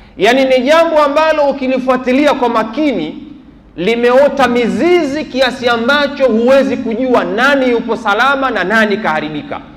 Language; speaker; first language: Swahili; native; Swahili